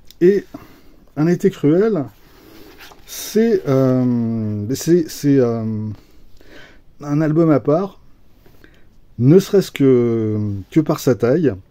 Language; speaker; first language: French; native; French